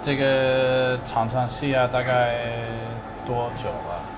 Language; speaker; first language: Chinese; non-native, learner; English